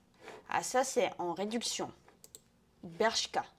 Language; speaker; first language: French; non-native, fluent; Russian